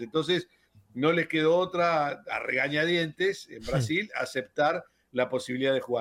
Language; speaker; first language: Spanish; native; Spanish